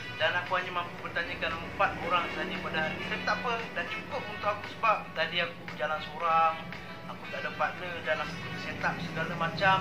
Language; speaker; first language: Malay; native; Malay